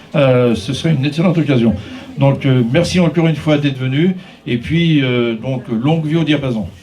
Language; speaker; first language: French; native; French